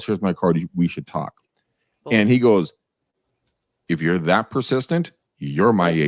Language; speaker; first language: English; native; English